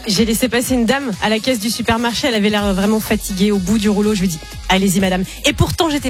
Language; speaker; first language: French; native; French